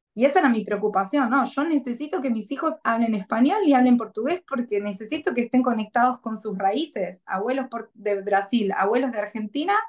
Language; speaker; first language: Spanish; native; Spanish